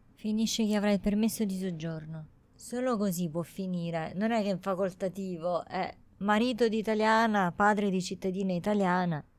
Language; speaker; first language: Italian; native; Italian